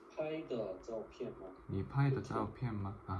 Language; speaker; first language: Chinese; non-native, learner; Korean